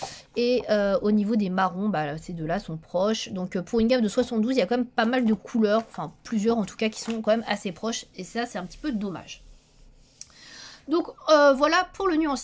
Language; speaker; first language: French; native; French